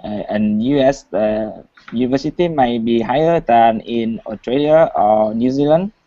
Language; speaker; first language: English; non-native, learner; Vietnamese